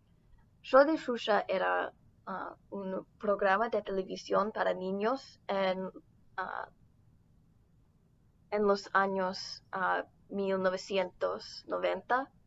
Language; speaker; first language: Spanish; non-native, learner; English